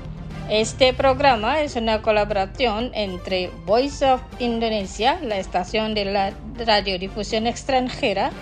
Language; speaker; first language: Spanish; non-native, fluent; Indonesian